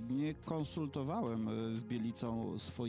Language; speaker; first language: Polish; native; Polish